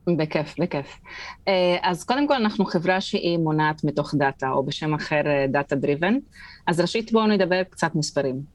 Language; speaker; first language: Hebrew; non-native, local second language; Arabic